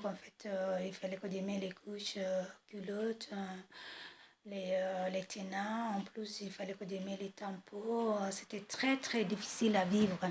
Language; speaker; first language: French; non-native, fluent; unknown